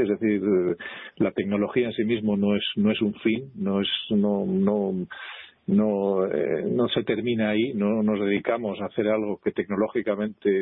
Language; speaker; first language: Spanish; native; Spanish